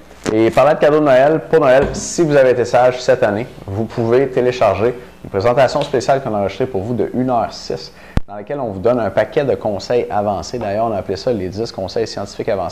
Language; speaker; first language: French; native; French